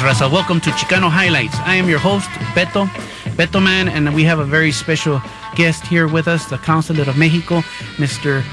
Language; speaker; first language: English; early bilingual, other home language; Spanish